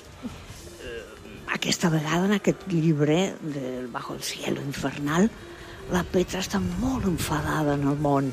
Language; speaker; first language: Catalan; non-native, local second language; Spanish